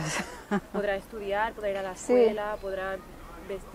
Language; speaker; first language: Spanish; native; Spanish